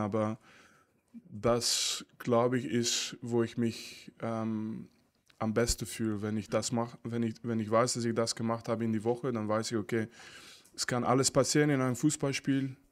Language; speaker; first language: German; non-native, fluent; French